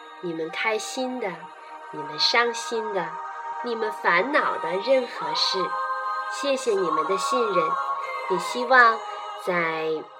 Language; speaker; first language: Chinese; native; Chinese